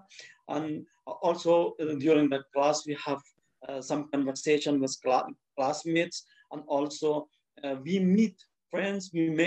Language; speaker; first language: English; non-native, fluent; Persian